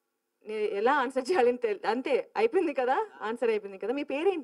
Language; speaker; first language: Telugu; non-native, fluent; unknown